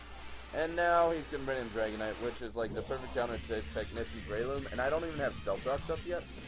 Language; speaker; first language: English; native; English